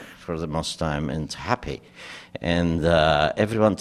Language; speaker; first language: English; non-native, fluent; German